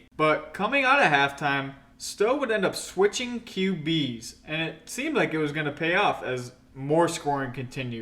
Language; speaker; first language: English; native; English